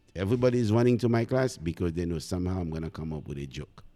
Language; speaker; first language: English; non-native, fluent; Haitian Creole